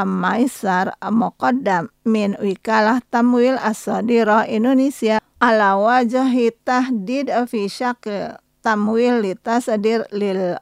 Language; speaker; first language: Arabic; non-native, fluent; Indonesian